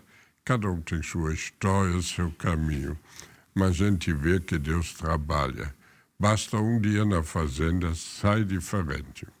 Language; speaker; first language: Portuguese; non-native, fluent; German